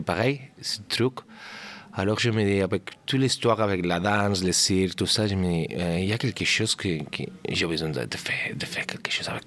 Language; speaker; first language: French; non-native, learner; Catalan